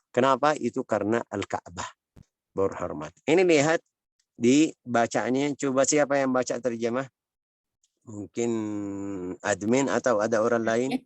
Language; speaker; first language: Indonesian; non-native, learner; Arabic